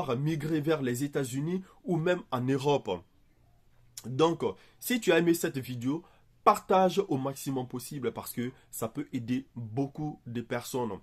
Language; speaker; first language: French; native; French